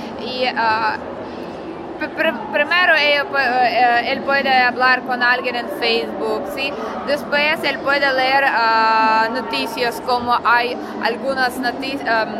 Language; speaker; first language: Spanish; non-native, learner; Russian